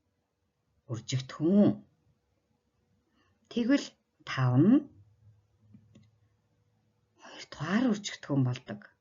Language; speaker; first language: Mongolian; native; Mongolian